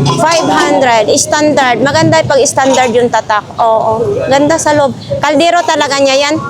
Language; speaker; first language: Filipino; non-native, local second language; Cebuano